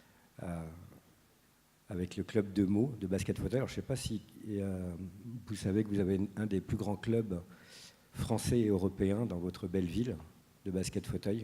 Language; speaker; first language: French; native; French